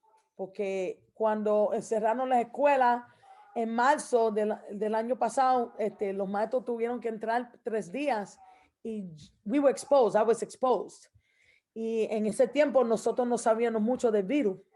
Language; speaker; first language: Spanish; early bilingual, heritage; Spanish